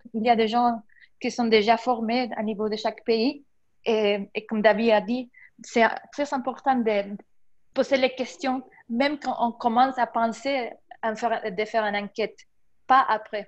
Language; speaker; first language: French; non-native, fluent; Spanish